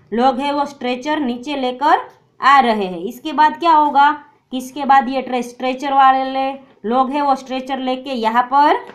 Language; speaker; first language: Hindi; non-native, local second language; Gujarati